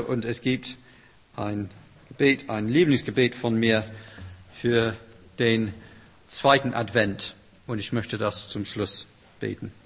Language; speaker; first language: German; non-native, fluent; English